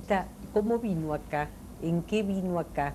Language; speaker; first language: Spanish; native; Spanish